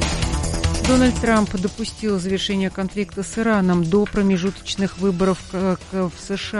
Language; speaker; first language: Russian; native; Russian